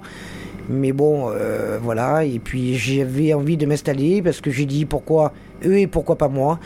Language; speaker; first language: French; native; French